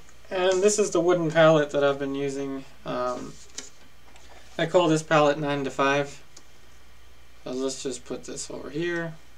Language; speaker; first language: English; early bilingual, other home language; Spanish